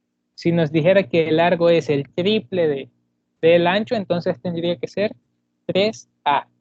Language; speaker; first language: Spanish; native; Spanish